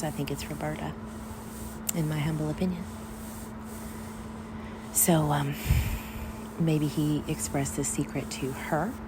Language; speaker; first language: English; native; English